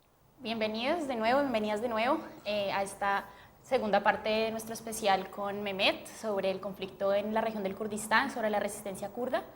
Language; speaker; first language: Spanish; native; Spanish